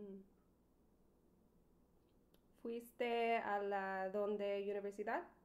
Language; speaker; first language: Spanish; non-native, learner; English